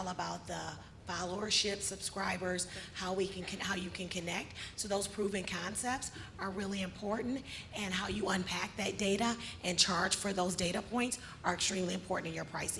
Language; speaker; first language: English; native; English